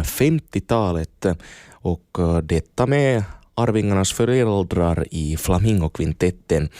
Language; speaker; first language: Swedish; native; Swedish